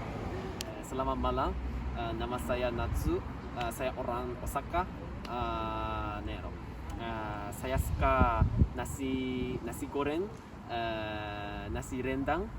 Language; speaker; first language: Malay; non-native, learner; Japanese